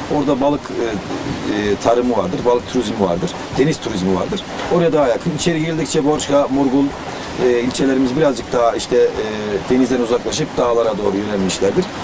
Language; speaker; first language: Turkish; native; Turkish